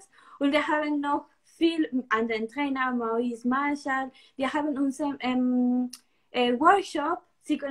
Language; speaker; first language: German; non-native, learner; Spanish